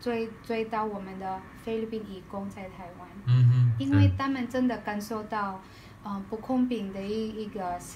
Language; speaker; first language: Chinese; non-native, learner; Filipino